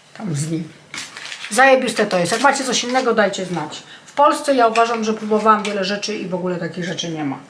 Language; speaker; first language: Polish; native; Polish